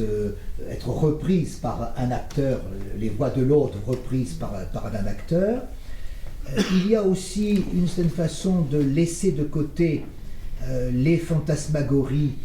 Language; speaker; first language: French; native; French